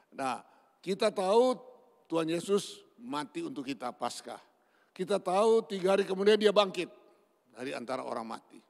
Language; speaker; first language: Indonesian; native; Indonesian